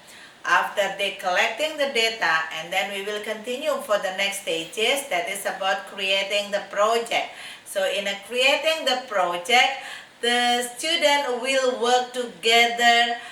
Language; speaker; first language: English; non-native, fluent; Indonesian